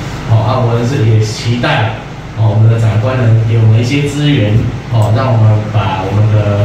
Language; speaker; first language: Chinese; native; Chinese